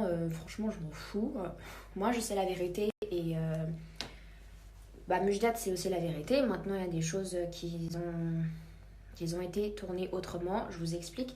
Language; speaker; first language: French; native; French